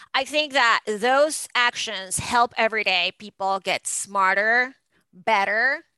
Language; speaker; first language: English; non-native, fluent; Spanish